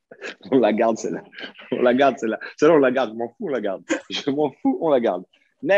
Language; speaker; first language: French; native; French